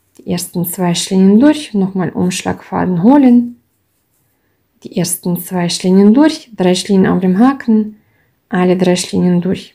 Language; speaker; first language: German; non-native, fluent; Russian